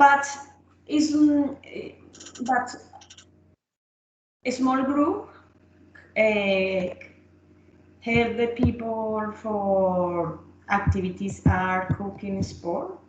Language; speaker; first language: English; non-native, learner; Spanish